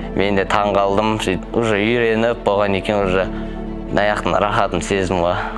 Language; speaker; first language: Kazakh; native; Kazakh